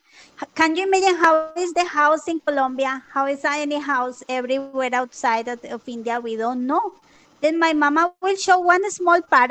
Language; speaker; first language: English; non-native, fluent; Spanish